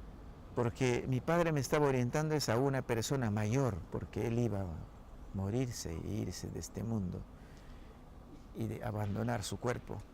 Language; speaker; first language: Spanish; non-native, local second language; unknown